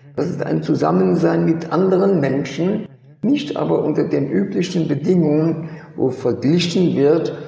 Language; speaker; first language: German; early bilingual, other home language; French